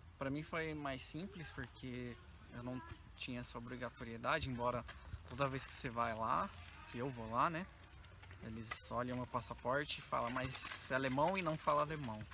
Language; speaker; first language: Portuguese; native; Portuguese